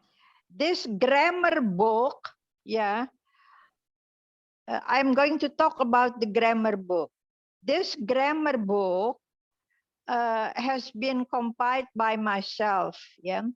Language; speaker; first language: English; non-native, fluent; Indonesian